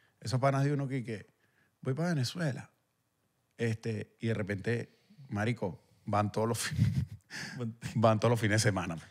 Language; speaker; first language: Spanish; native; Spanish